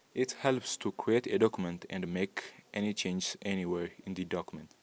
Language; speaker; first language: English; non-native, local second language; Amharic